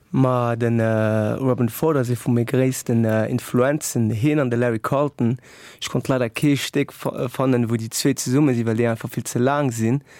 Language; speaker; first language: Luxembourgish; native; Luxembourgish